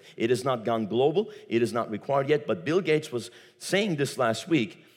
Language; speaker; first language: English; non-native, fluent; Turkish